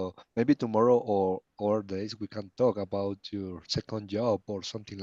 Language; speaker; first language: English; non-native, learner; Spanish